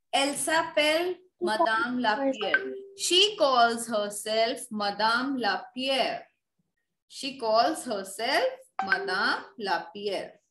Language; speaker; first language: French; non-native, fluent; Hindi